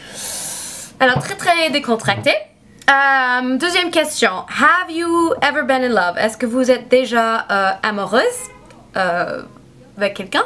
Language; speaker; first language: French; non-native, learner; English